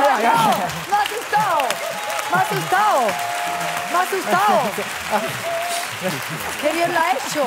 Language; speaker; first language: Spanish; native; Spanish